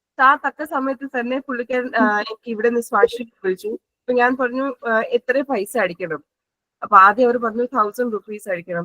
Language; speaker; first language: Malayalam; non-native, local second language; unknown